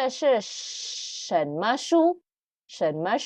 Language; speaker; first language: Chinese; non-native, fluent; Indonesian